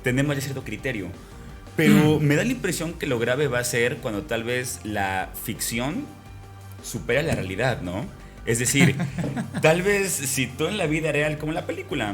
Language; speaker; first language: Spanish; native; Spanish